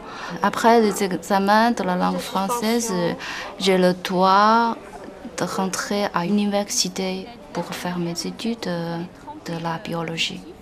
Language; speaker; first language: French; non-native, learner; Chinese